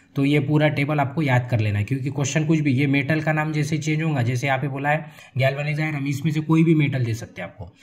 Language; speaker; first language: Hindi; non-native, local second language; Marathi